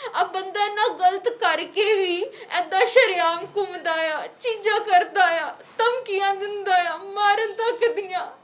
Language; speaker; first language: Punjabi; native; Punjabi